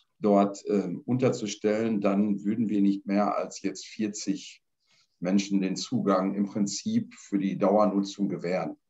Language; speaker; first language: German; native; German